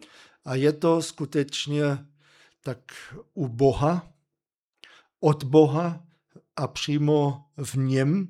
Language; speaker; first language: Czech; non-native, fluent; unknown